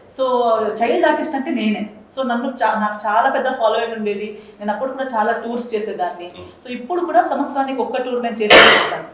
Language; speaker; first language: Telugu; non-native, fluent; Konkani